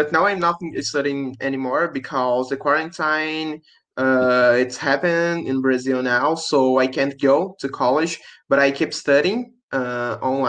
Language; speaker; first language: English; non-native, learner; Portuguese